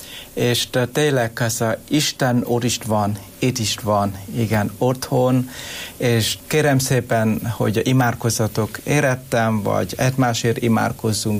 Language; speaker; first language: Hungarian; non-native, learner; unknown